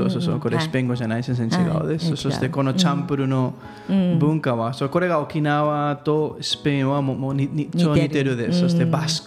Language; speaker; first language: Japanese; non-native, learner; Catalan